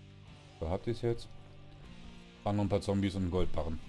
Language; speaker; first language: German; native; German